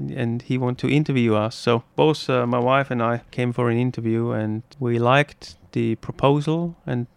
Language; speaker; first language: English; non-native, fluent; German